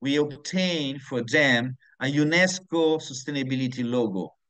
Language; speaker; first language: English; non-native, fluent; Italian